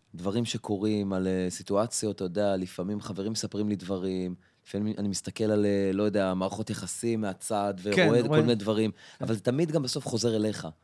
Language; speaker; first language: Hebrew; native; Hebrew